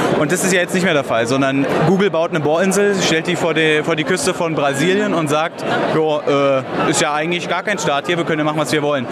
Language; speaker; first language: German; native; German